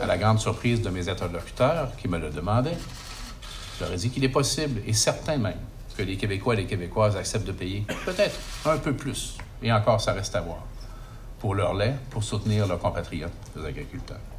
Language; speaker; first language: French; native; French